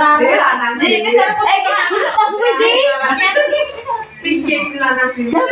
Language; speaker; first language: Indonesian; non-native, local second language; Javanese